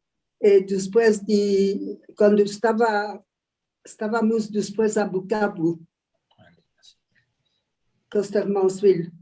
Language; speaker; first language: Spanish; early bilingual, heritage; Ladino